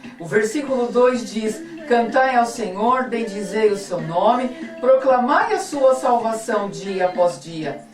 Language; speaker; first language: Portuguese; native; Portuguese